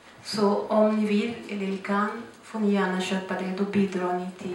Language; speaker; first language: Swedish; non-native, fluent; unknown